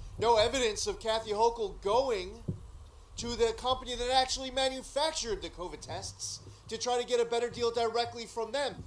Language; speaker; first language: English; native; English